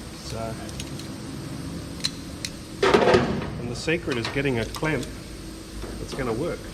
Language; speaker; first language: English; native; English